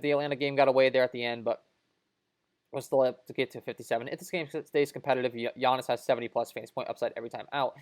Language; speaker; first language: English; native; English